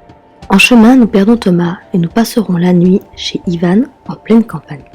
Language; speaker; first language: French; native; French